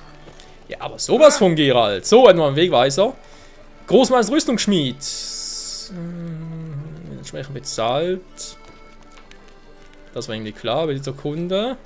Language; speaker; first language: German; native; German